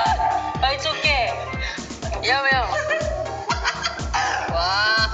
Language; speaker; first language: English; non-native, learner; Japanese